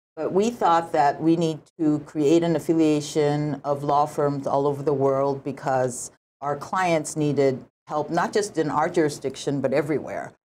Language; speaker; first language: English; early bilingual, other home language; Japanese